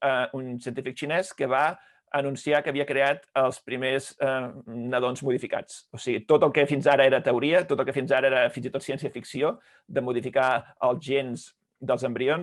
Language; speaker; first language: Catalan; native; Catalan